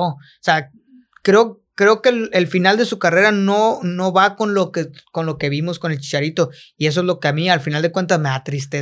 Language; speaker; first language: Spanish; native; Spanish